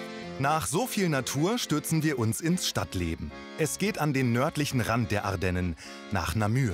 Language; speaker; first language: German; native; German